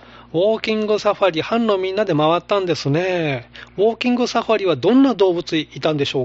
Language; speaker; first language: Japanese; native; Japanese